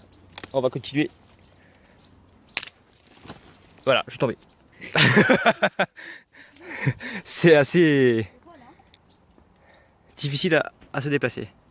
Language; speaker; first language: French; native; French